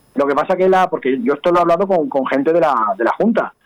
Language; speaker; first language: Spanish; native; Spanish